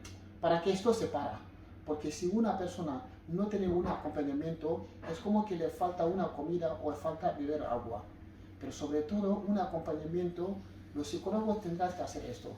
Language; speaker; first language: Spanish; non-native, fluent; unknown